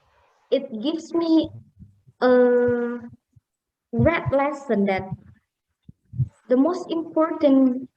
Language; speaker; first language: English; non-native, fluent; Indonesian